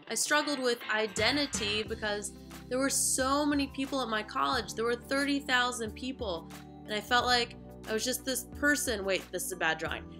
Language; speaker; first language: English; native; English